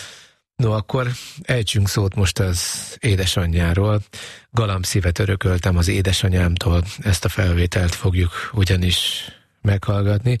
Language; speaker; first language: Hungarian; native; Hungarian